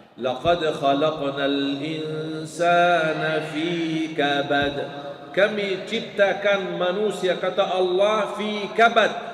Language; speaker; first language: Malay; non-native, fluent; Arabic